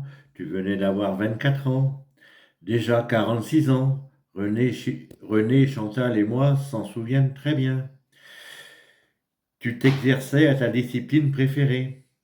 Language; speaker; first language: French; native; French